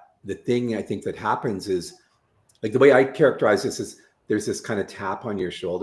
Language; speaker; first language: English; native; English